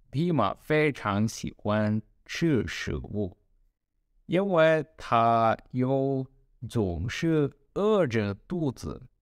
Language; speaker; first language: Chinese; non-native, learner; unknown